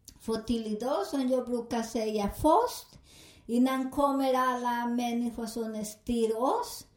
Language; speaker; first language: Swedish; non-native, learner; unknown